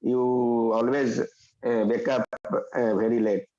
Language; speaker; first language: English; non-native, learner; Hindi